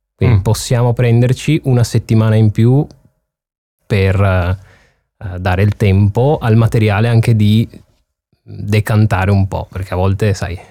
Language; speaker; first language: Italian; native; Italian